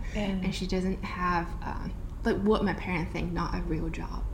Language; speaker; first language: English; non-native, fluent; Chinese